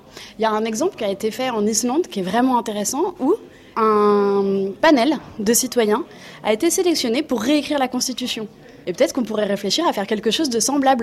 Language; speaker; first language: French; native; French